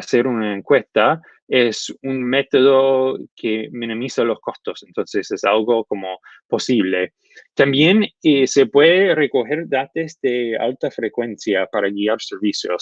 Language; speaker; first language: Spanish; non-native, fluent; English